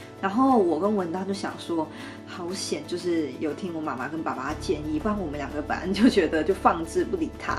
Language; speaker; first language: Chinese; native; Chinese